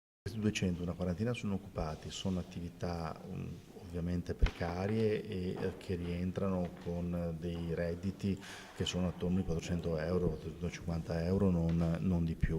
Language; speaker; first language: Italian; native; Italian